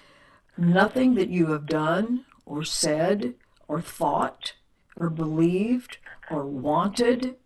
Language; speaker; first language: English; native; English